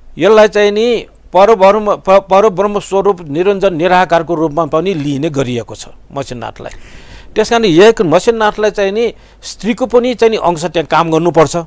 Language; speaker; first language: Nepali; non-native, local second language; Newari